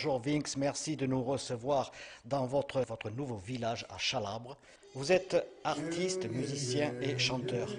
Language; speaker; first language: French; native; French